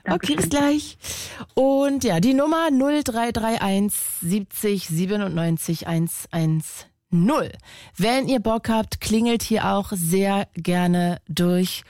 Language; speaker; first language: German; native; German